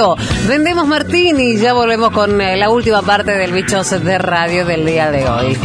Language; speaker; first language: Spanish; native; Spanish